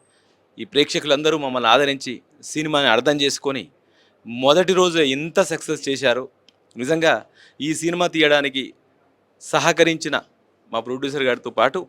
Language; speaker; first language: Telugu; native; Telugu